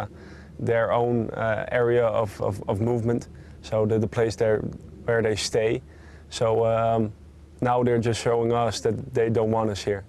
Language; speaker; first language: English; non-native, fluent; Dutch